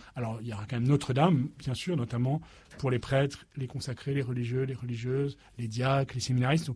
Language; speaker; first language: French; native; French